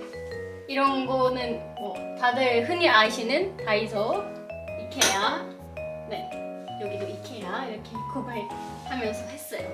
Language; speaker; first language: Korean; non-native, fluent; Turkish